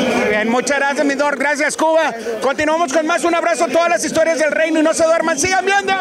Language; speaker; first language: Spanish; native; Spanish